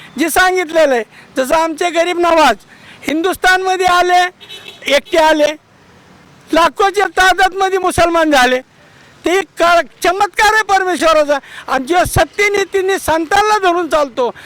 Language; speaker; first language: Marathi; non-native, local second language; Hindi